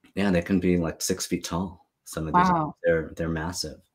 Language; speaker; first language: English; native; English